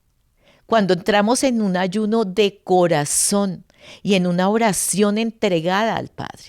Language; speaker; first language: Spanish; native; Spanish